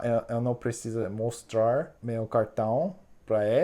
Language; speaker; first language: Portuguese; non-native, learner; English